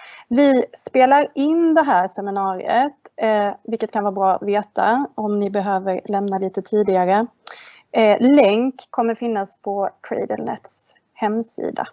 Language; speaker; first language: Swedish; native; Swedish